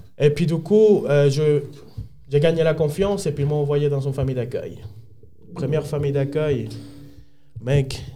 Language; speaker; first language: French; non-native, fluent; Spanish